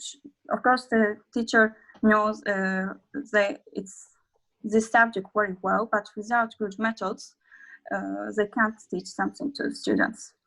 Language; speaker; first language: English; non-native, learner; Azerbaijani